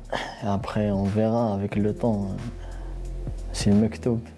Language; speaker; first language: French; non-native, local second language; Kabyle